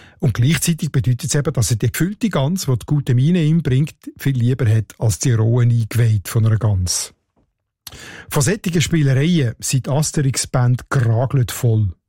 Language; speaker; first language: German; native; German